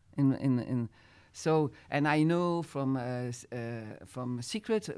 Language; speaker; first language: English; non-native, fluent; Dutch